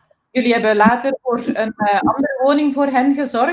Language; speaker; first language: Dutch; native; Dutch